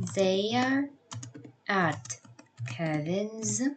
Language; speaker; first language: English; non-native, fluent; Ukrainian